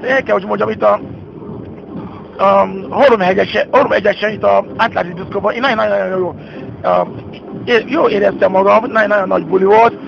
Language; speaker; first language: Hungarian; non-native, learner; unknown